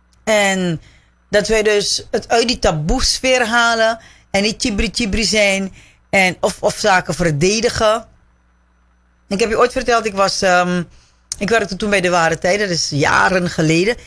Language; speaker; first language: Dutch; native; Dutch